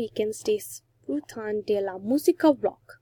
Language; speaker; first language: Spanish; non-native, learner; English